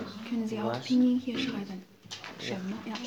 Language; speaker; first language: German; non-native, fluent; Chinese